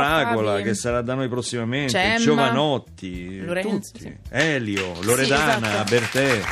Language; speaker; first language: Italian; native; Italian